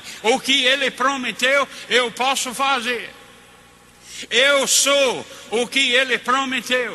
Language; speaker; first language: Portuguese; non-native, fluent; English